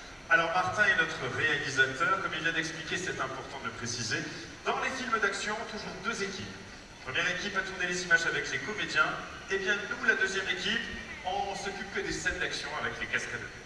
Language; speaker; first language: French; native; French